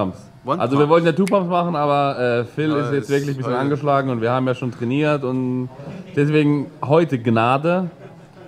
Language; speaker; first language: German; native; German